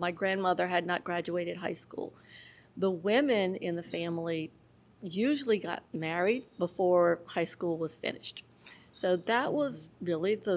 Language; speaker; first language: English; native; English